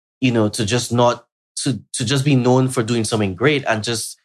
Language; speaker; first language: English; native; English